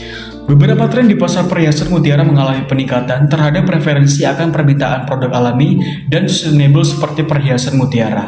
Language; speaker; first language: Indonesian; native; Indonesian